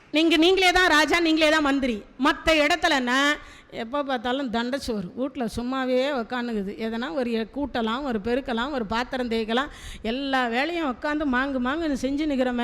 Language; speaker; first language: Tamil; native; Tamil